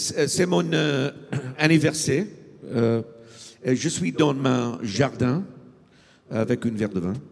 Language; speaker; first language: French; non-native, learner; English